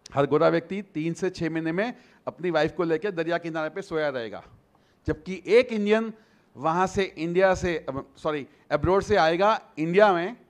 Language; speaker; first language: Hindi; non-native, local second language; Gujarati